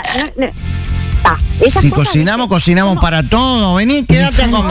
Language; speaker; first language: Spanish; native; Spanish